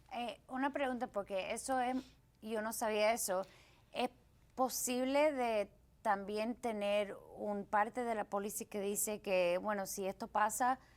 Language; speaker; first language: Spanish; early bilingual, heritage; Spanish